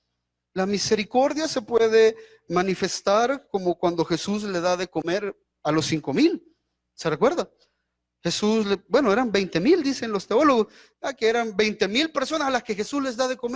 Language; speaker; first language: Spanish; native; Spanish